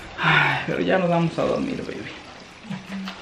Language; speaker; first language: Spanish; native; Spanish